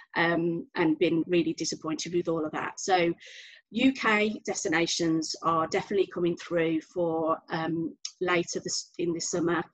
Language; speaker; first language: English; native; English